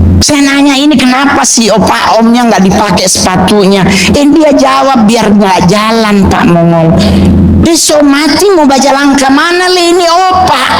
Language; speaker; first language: Indonesian; native; Indonesian